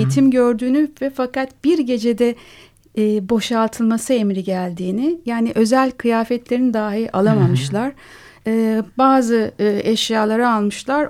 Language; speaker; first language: Turkish; native; Turkish